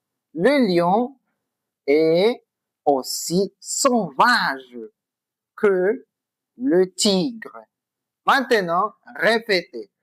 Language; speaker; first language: French; non-native, fluent; Spanish